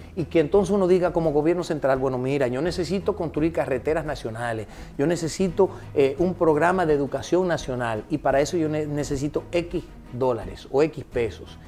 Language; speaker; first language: Spanish; early bilingual, heritage; Spanish